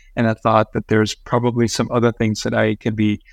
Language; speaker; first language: English; early bilingual, other home language; Spanish